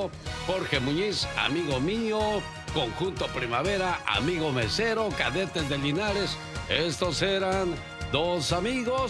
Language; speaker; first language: Spanish; native; Spanish